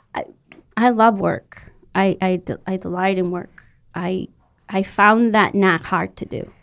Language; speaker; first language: English; non-native, fluent; Spanish